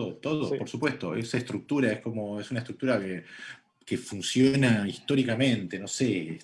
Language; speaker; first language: Spanish; native; Spanish